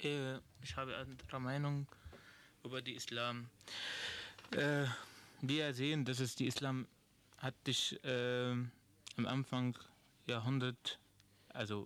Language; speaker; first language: German; non-native, learner; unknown